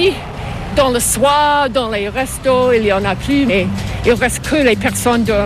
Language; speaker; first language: French; non-native, fluent; English